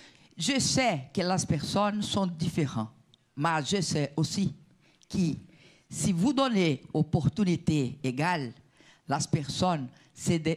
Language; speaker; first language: French; non-native, learner; Portuguese